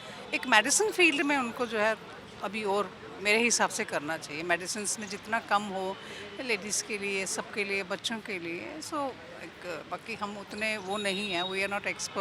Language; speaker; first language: Hindi; native; Hindi